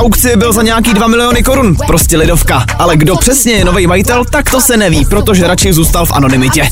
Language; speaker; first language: Czech; native; Czech